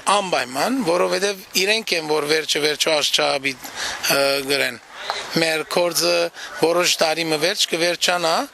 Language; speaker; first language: Armenian; early bilingual, heritage; Armenian